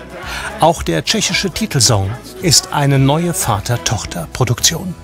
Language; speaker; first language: German; native; German